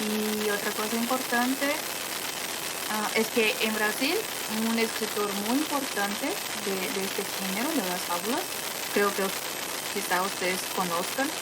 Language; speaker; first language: Spanish; non-native, fluent; Portuguese